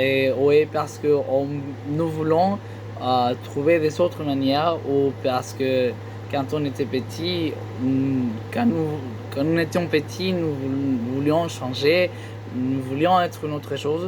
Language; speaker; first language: French; non-native, learner; Spanish